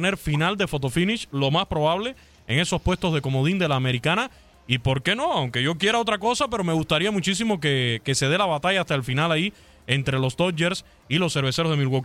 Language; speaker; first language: Spanish; native; Spanish